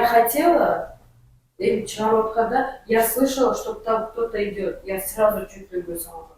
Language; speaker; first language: Russian; non-native, local second language; Kyrgyz